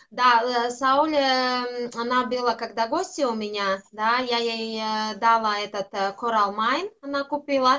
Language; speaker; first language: Russian; non-native, local second language; Latvian